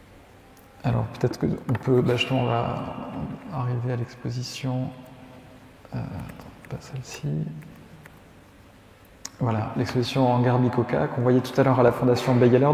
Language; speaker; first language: French; native; French